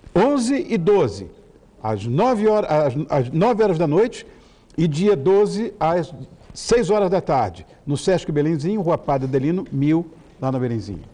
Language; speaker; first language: Portuguese; native; Portuguese